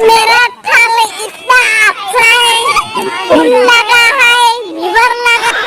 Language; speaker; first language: Hindi; non-native, learner; Bodo